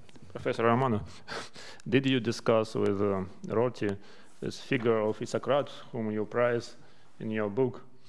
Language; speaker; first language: English; non-native, fluent; Russian